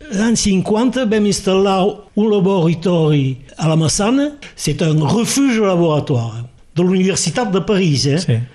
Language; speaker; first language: Catalan; native; Catalan